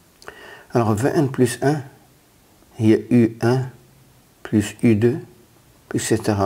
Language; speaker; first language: French; non-native, local second language; Arabic